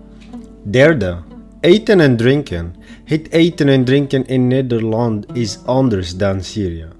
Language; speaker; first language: Dutch; non-native, fluent; Arabic